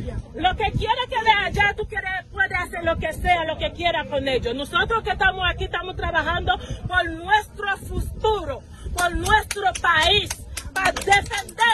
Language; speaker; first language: Spanish; non-native, fluent; Haitian Creole